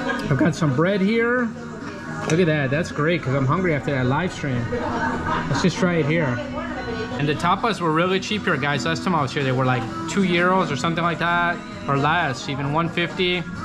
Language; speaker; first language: English; native; English